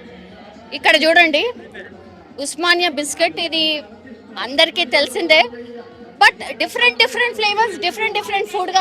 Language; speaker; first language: Telugu; native; Telugu